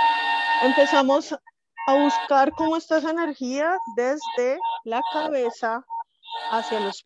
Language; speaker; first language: Spanish; native; Spanish